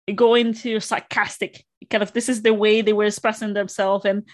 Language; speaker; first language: English; non-native, fluent; Spanish